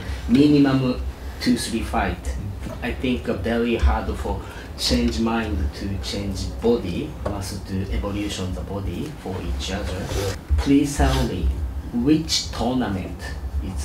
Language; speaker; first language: English; non-native, learner; Japanese